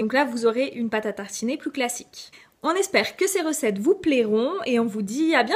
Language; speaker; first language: French; native; French